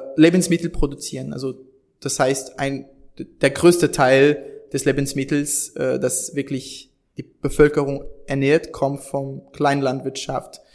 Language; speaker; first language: German; non-native, fluent; Portuguese